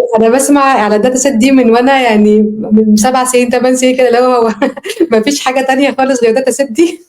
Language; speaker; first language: Arabic; native; Arabic